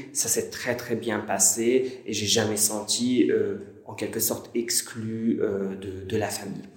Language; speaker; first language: French; non-native, fluent; Hungarian